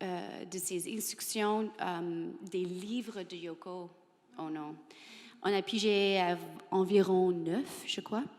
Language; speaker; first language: French; non-native, learner; English